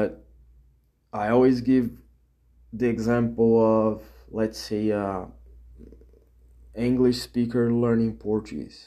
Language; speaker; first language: English; non-native, fluent; Portuguese